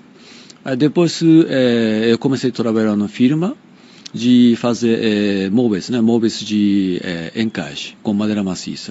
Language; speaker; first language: Portuguese; non-native, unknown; Japanese